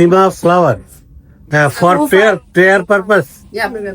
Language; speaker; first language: English; non-native, learner; Bangla